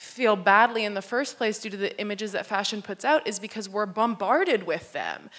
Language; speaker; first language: English; native; English